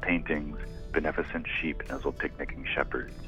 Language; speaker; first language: English; native; English